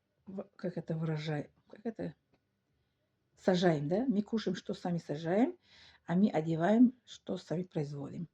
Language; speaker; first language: Russian; non-native, local second language; Tajik